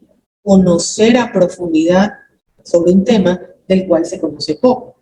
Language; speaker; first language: Spanish; native; Spanish